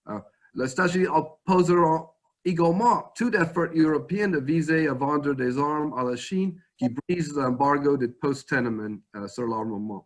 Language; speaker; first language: French; non-native, fluent; English